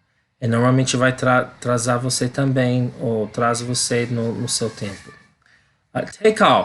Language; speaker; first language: Portuguese; non-native, learner; English